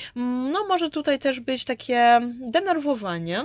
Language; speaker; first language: Polish; early bilingual, heritage; Polish